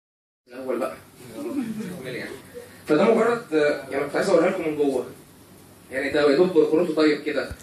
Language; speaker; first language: Arabic; native; Arabic